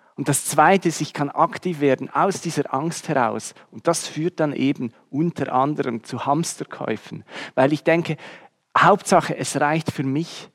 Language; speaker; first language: German; native; German